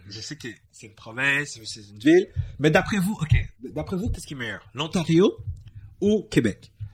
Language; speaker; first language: French; native; French